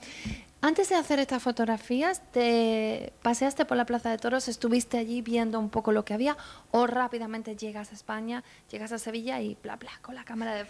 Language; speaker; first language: Spanish; native; Spanish